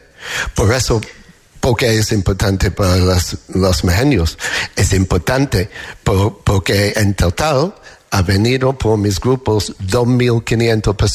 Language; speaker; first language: Spanish; non-native, fluent; English